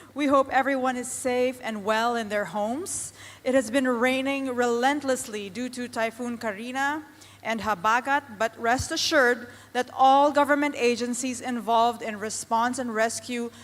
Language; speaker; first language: English; non-native, local second language; Filipino